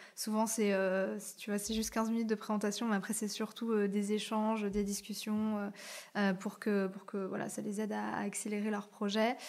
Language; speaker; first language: French; native; French